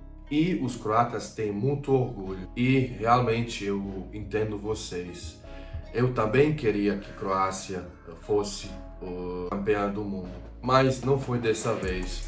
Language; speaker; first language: Portuguese; non-native, fluent; Croatian